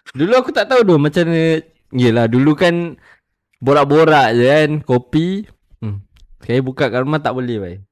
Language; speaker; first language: Malay; native; Malay